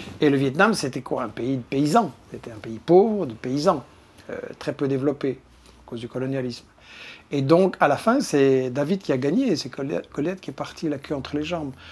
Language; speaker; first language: French; native; French